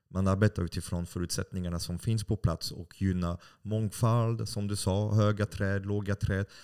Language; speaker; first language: Swedish; non-native, fluent; French